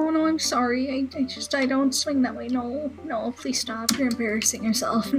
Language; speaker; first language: English; native; English